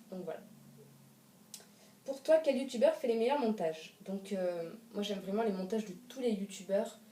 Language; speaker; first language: French; native; French